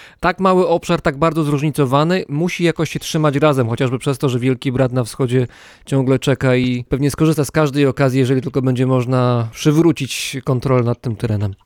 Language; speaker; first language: Polish; native; Polish